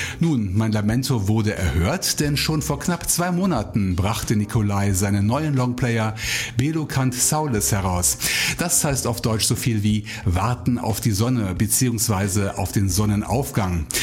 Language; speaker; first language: German; native; German